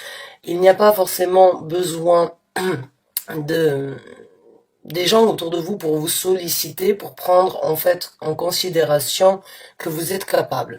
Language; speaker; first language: French; native; French